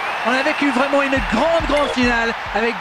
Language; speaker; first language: French; native; French